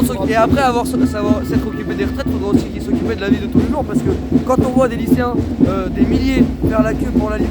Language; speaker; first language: French; native; French